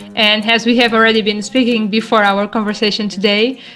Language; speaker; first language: English; non-native, fluent; Portuguese